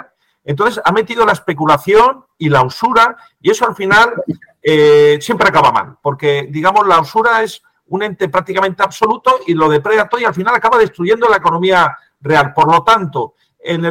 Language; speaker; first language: Spanish; native; Spanish